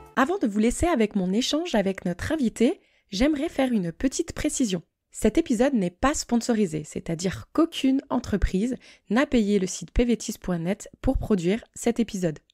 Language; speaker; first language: French; native; French